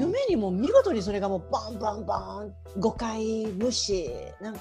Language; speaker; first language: Japanese; native; Japanese